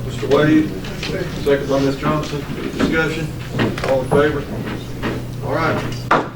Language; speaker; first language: English; native; English